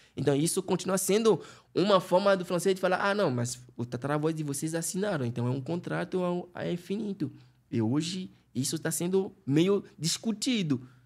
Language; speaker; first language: Portuguese; non-native, fluent; Fon